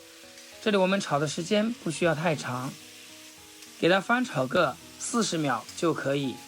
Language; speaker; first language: Chinese; native; Chinese